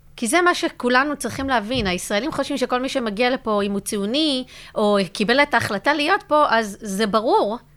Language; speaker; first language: Hebrew; native; Hebrew